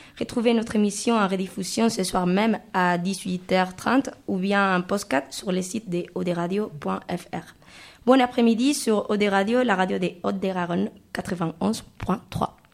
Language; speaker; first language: French; non-native, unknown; Spanish